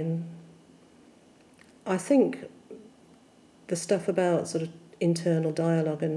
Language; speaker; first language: English; native; English